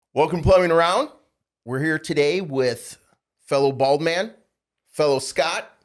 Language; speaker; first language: English; native; English